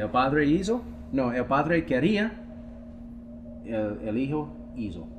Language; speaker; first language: Spanish; non-native, fluent; English